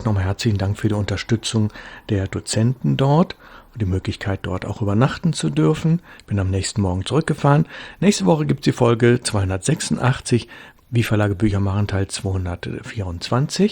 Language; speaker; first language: German; native; German